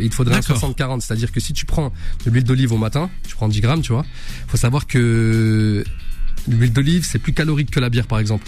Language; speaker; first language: French; early bilingual, other home language; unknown